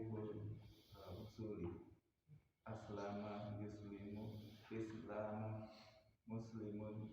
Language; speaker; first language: Arabic; non-native, learner; Indonesian